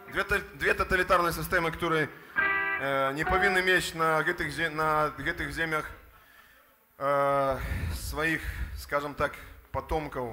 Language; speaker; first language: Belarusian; non-native, local second language; Russian